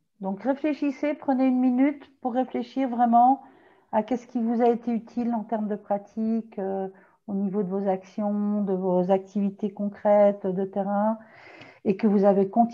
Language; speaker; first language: French; native; French